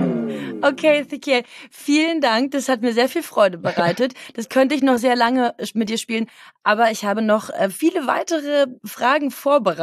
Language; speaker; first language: German; native; German